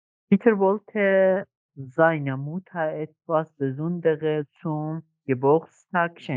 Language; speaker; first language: German; non-native, learner; Kurdish